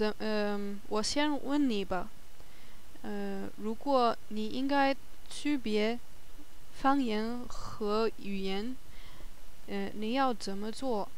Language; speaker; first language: Chinese; non-native, learner; German